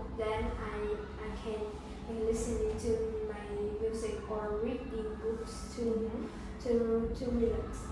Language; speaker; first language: English; non-native, learner; Vietnamese